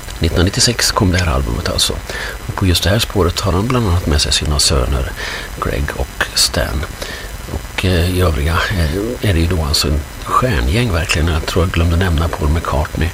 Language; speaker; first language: Swedish; native; Swedish